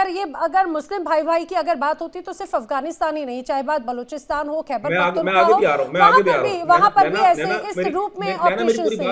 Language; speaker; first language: Hindi; native; Hindi